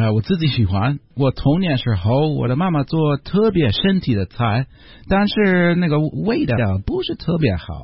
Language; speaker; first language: Chinese; non-native, learner; English